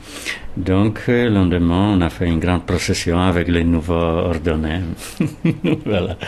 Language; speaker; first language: French; non-native, fluent; Polish